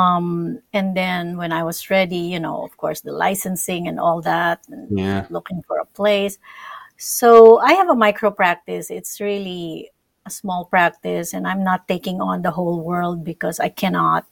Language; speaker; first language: English; non-native, local second language; Filipino